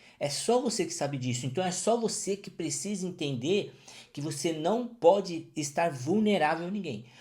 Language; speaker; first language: Portuguese; native; Portuguese